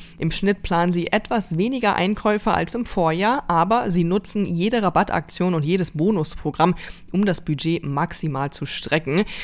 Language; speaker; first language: German; native; German